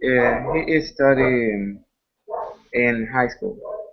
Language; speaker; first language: English; non-native, learner; Spanish